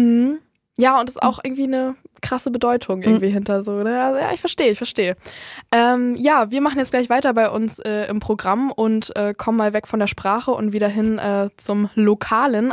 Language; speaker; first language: German; native; German